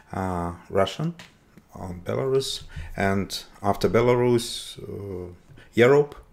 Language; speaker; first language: English; non-native, learner; Russian